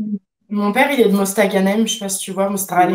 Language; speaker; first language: French; early bilingual, other home language; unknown